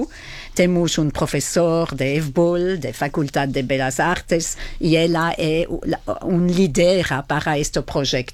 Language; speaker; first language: Portuguese; non-native, fluent; French